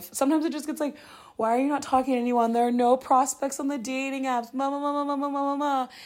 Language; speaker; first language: English; native; English